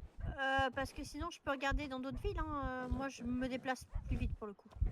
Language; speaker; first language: French; native; French